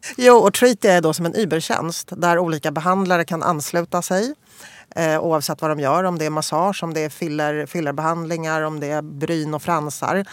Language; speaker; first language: Swedish; early bilingual, other home language; Polish